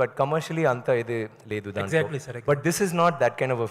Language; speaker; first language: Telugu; non-native, local second language; Tamil